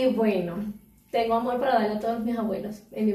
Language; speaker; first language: Spanish; native; Spanish